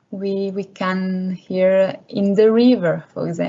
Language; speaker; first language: English; non-native, learner; French